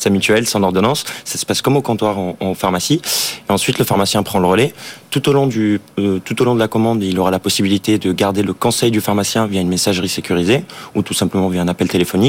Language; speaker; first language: French; native; French